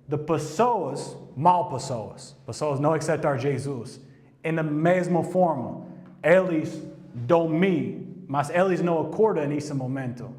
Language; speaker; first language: Portuguese; non-native, learner; English